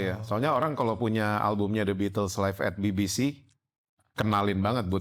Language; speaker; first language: Indonesian; native; Indonesian